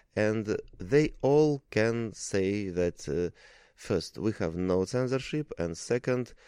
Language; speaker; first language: English; non-native, learner; Russian